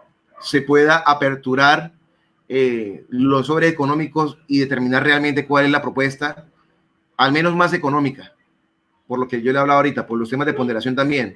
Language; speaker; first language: Spanish; native; Spanish